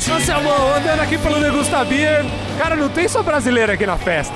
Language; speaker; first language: Portuguese; native; Portuguese